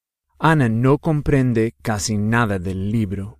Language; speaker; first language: Spanish; non-native, fluent; English